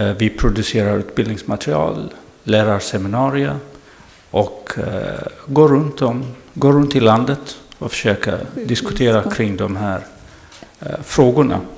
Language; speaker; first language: Swedish; non-native, fluent; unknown